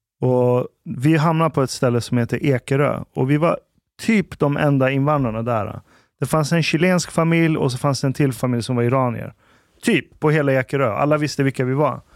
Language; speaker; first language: Swedish; early bilingual, other home language; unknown